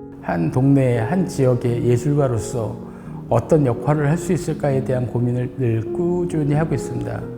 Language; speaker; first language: Korean; native; Korean